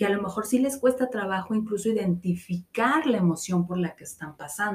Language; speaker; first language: Spanish; native; Spanish